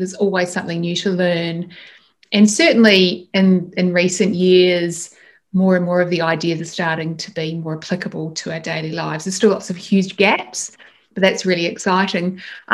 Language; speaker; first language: English; native; English